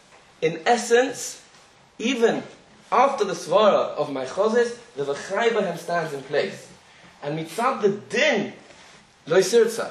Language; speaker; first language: English; native; English